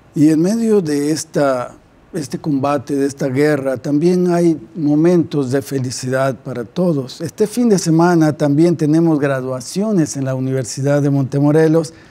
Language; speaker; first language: Spanish; native; Spanish